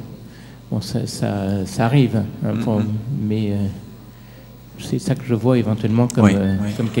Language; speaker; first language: French; native; French